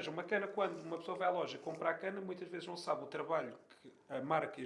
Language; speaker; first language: Portuguese; native; Portuguese